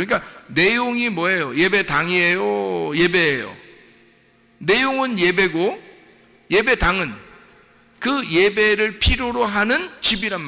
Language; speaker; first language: Korean; native; Korean